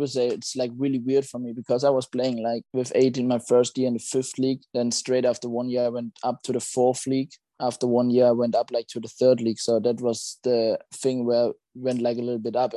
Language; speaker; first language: English; non-native, fluent; German